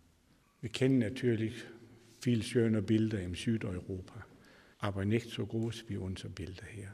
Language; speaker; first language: German; non-native, fluent; Danish